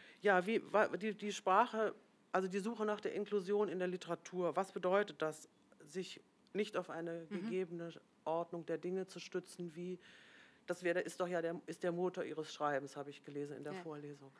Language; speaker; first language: German; native; German